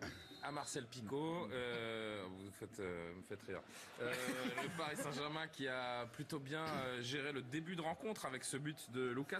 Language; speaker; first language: French; native; French